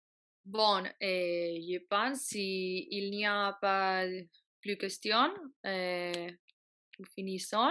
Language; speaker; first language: French; non-native, fluent; Catalan